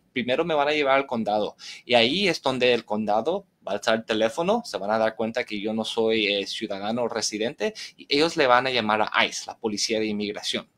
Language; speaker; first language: Spanish; early bilingual, heritage; Spanish